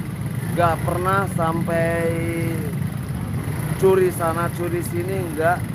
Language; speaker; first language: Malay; non-native, local second language; Sundanese